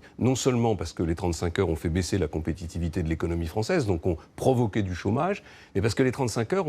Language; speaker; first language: French; native; French